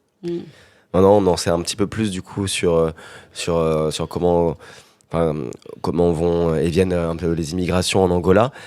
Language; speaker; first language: French; native; French